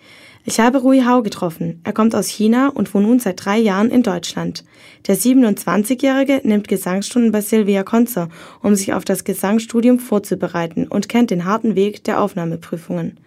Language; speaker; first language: German; native; German